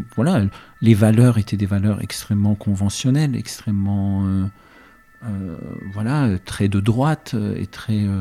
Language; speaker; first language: French; early bilingual, other home language; Arabic